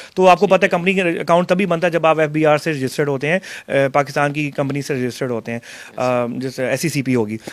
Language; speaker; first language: Urdu; non-native, local second language; Punjabi